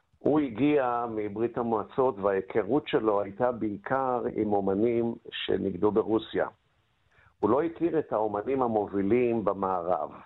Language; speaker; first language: Hebrew; native; Hebrew